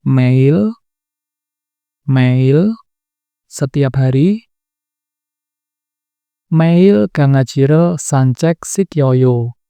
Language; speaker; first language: Korean; non-native, fluent; Indonesian